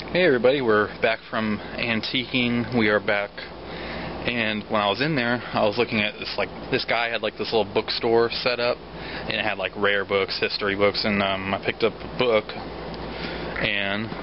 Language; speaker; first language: English; native; English